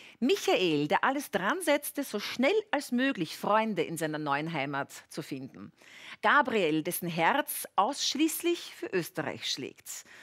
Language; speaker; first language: German; native; German